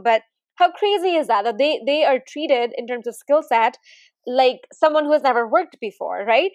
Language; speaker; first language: English; non-native, local second language; Hindi